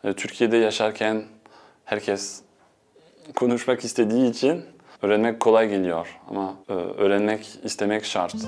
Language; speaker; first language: Turkish; non-native, fluent; French